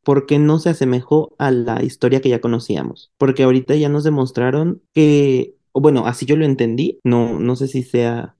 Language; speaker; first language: Spanish; native; Spanish